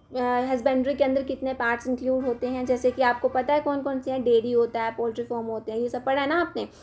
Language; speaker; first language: Hindi; non-native, local second language; Dogri